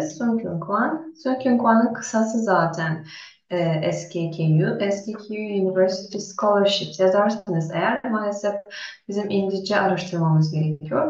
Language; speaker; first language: Turkish; non-native, fluent; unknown